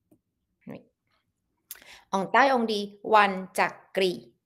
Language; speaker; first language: French; non-native, fluent; Thai